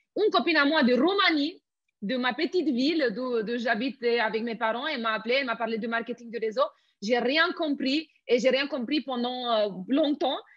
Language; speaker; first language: French; non-native, fluent; Romanian